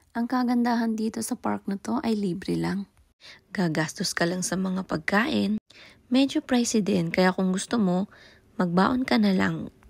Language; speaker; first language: Filipino; non-native, local second language; Iloko